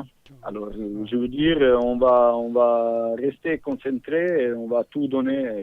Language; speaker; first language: French; non-native, fluent; Bosnian